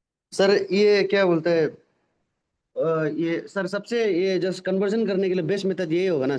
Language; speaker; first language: Hindi; non-native, local second language; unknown